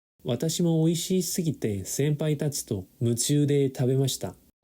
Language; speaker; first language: Japanese; non-native, learner; Korean